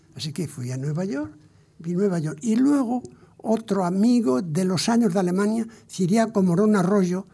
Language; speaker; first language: Spanish; native; Spanish